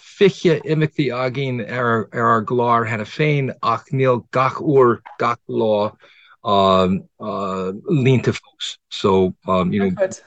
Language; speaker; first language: Irish; non-native, fluent; English